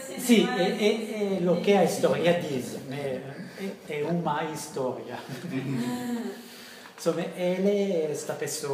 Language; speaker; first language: Portuguese; non-native, fluent; French